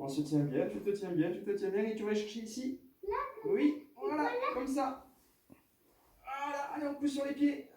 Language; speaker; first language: French; native; French